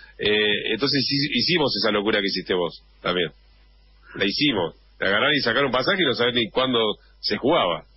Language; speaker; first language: Spanish; native; Spanish